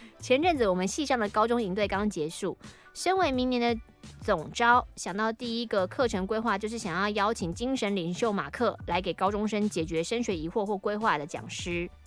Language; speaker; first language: Chinese; native; Chinese